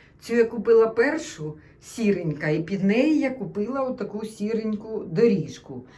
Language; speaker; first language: Ukrainian; non-native, local second language; Russian